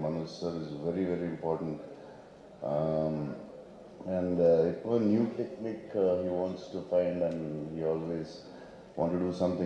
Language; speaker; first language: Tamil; non-native, learner; Telugu